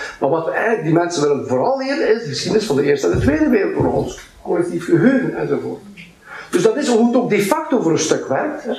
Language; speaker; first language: Dutch; native; Dutch